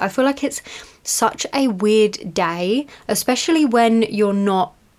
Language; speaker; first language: English; native; English